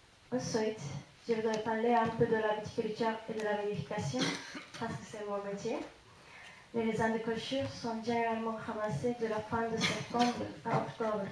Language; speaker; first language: French; non-native, fluent; Japanese